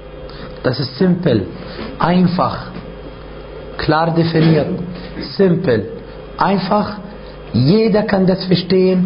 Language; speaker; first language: German; non-native, fluent; Arabic